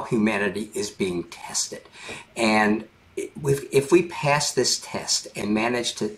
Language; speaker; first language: English; native; English